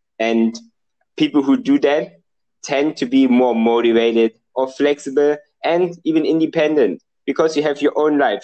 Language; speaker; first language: English; non-native, fluent; German